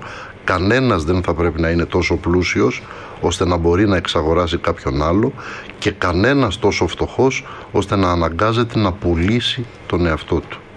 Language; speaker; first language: Greek; native; Greek